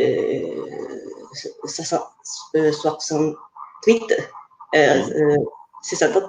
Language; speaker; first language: French; non-native, fluent; Italian